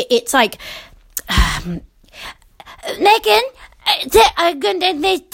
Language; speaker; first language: English; native; English